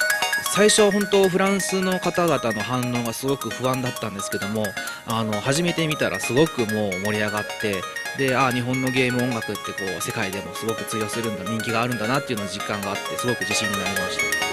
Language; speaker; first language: Japanese; native; Japanese